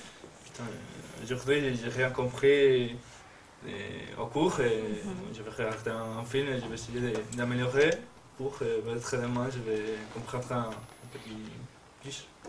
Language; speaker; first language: French; non-native, fluent; Spanish